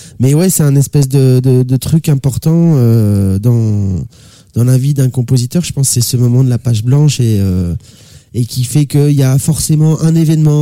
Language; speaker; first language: French; native; French